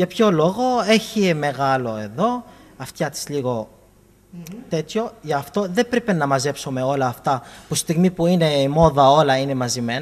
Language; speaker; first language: Greek; non-native, fluent; Arabic